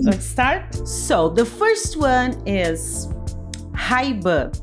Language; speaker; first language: English; non-native, fluent; Portuguese